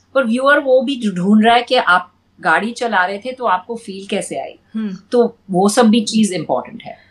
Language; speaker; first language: Hindi; non-native, local second language; English